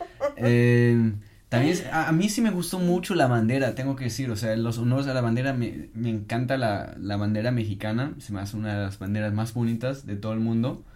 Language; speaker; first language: Spanish; non-native, fluent; German